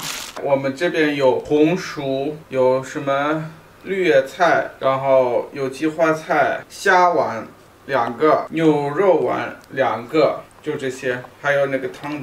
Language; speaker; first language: Chinese; non-native, fluent; German